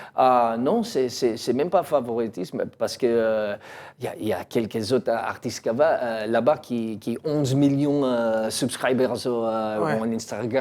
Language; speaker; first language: French; non-native, learner; English